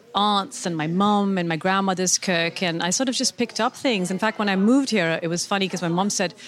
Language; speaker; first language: English; non-native, local second language; Urdu